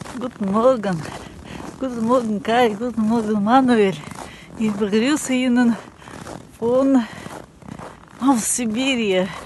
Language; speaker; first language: German; non-native, learner; Russian